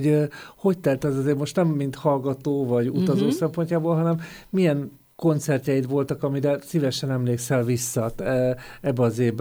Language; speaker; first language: Hungarian; native; Hungarian